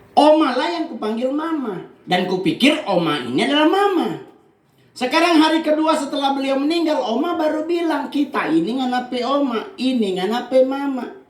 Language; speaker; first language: Indonesian; native; Indonesian